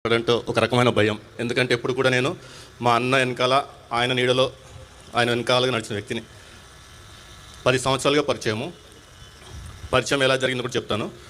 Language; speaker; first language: Telugu; non-native, local second language; Hindi